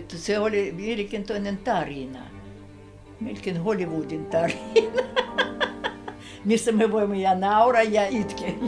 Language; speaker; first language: Finnish; non-native, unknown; Russian